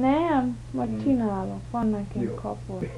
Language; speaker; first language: Hungarian; early bilingual, heritage; English